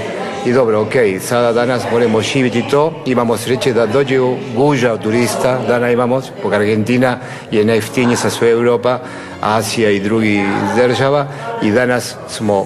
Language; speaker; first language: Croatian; early bilingual, heritage; Spanish